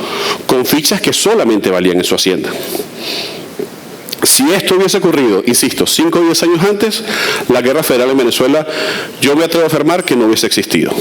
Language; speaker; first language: Spanish; native; Spanish